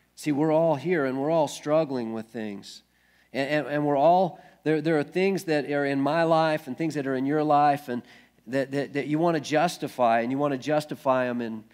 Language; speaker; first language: English; native; English